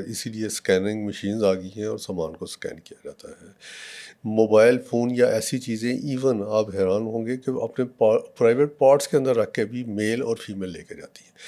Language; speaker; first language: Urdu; non-native, local second language; Punjabi